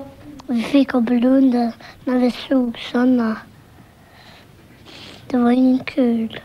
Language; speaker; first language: Swedish; non-native, learner; Albanian